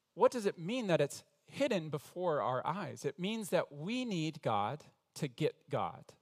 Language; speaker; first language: English; native; English